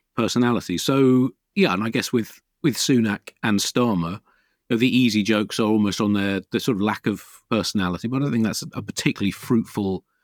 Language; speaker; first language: English; native; English